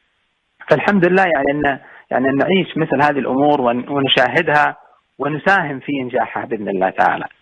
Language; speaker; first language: Arabic; native; Arabic